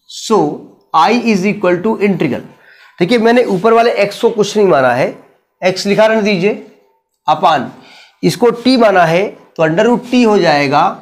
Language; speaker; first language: Hindi; native; Hindi